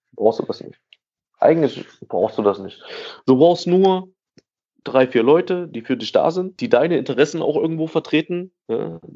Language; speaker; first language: German; native; German